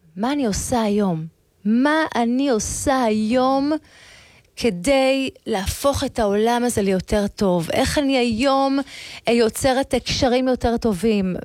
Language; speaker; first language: Hebrew; native; Hebrew